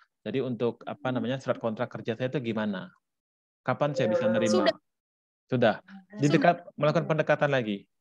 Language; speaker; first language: Indonesian; native; Indonesian